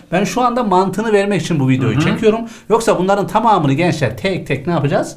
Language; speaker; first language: Turkish; native; Turkish